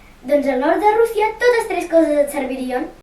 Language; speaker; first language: Catalan; early bilingual, other home language; Russian